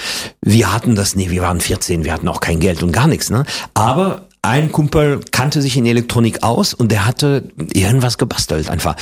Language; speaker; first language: German; non-native, fluent; French